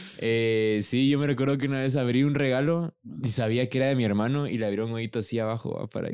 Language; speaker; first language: Spanish; native; Spanish